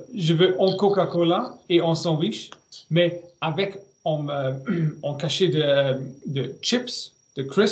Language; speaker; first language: French; non-native, learner; German